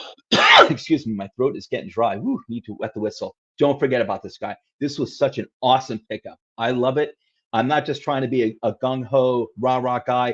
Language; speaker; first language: English; native; English